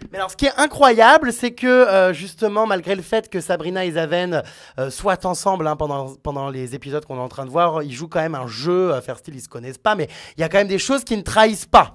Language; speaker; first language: French; native; French